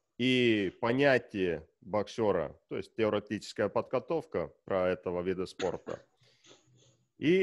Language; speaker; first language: Russian; non-native, learner; Estonian